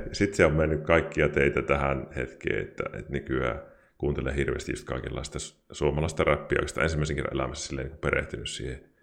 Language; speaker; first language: Finnish; native; Finnish